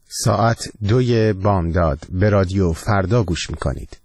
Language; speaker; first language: Persian; native; Persian